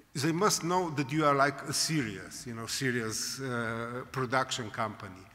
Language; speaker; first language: English; non-native, fluent; Slovenian